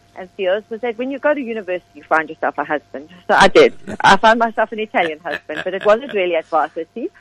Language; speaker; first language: English; native; English